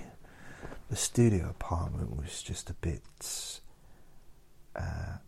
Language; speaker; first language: English; native; English